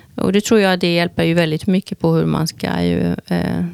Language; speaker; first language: Swedish; early bilingual, other home language; Turkish